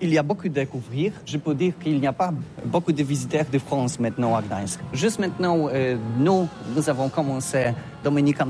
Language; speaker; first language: French; non-native, learner; Polish